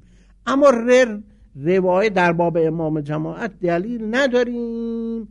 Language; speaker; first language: Persian; native; Persian